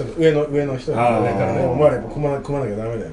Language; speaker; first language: Japanese; native; Japanese